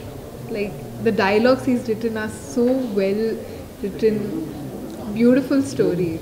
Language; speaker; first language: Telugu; non-native, fluent; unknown